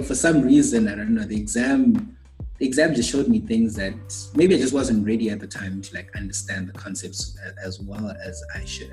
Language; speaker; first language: English; non-native, local second language; North Ndebele